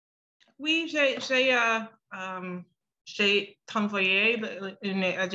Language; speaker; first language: French; non-native, learner; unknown